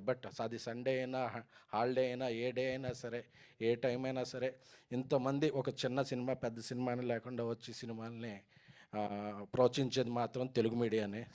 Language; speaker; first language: Telugu; native; Telugu